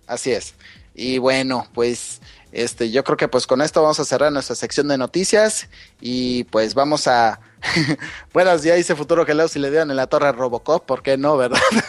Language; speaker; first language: Spanish; native; Spanish